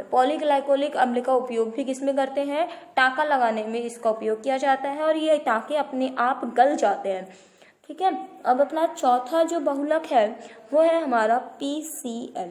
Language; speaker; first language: Hindi; native; Hindi